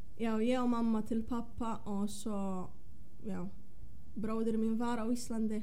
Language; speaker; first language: Icelandic; non-native, fluent; Polish